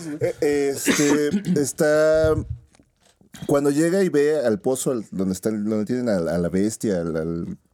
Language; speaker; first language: Spanish; native; Spanish